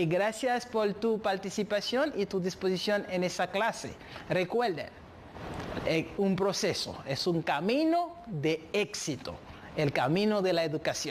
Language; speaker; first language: Spanish; non-native, fluent; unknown